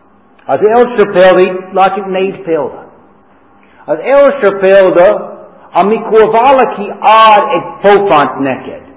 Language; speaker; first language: Hungarian; non-native, fluent; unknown